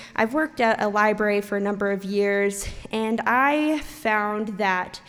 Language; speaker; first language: English; native; English